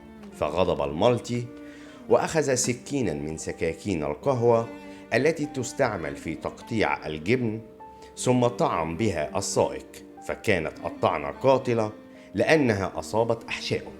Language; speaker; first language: Arabic; native; Arabic